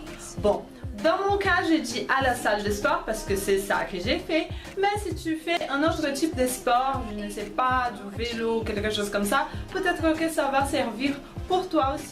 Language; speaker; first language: French; non-native, fluent; Portuguese